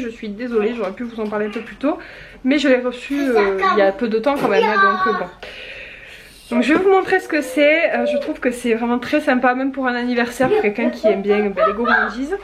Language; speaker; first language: French; native; French